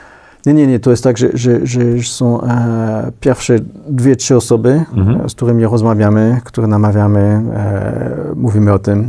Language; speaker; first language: Polish; non-native, fluent; French